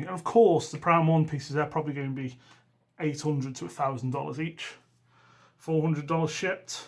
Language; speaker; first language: English; native; English